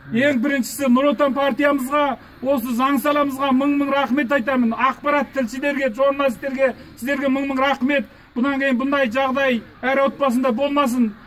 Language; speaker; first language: Kazakh; early bilingual, heritage; Kazakh